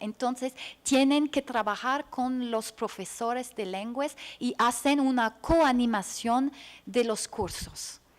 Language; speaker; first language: Spanish; non-native, fluent; French